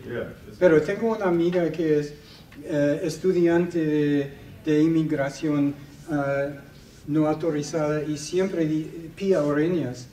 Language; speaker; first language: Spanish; non-native, fluent; English